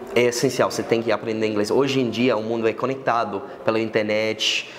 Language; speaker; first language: Portuguese; non-native, fluent; English